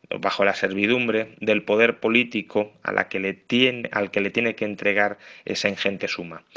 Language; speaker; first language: Spanish; native; Spanish